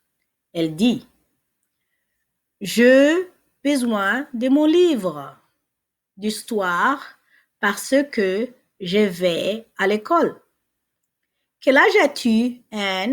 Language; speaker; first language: French; non-native, fluent; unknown